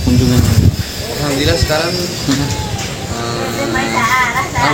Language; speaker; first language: Indonesian; non-native, fluent; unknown